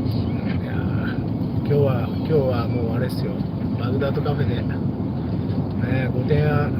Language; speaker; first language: Japanese; native; Japanese